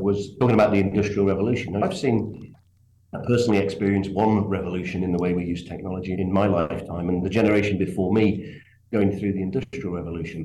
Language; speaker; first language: English; native; English